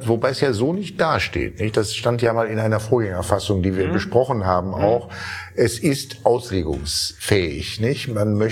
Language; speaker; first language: German; native; German